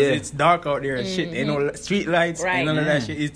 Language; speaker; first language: English; non-native, local second language; Jamaican Creole English